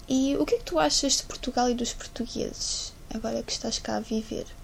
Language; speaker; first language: Portuguese; native; Portuguese